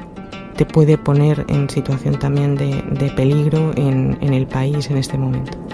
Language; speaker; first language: Spanish; native; Spanish